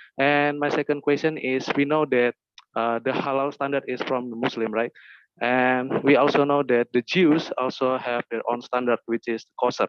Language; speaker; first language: English; non-native, fluent; Indonesian